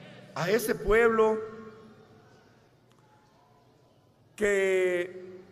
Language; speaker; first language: Spanish; native; Spanish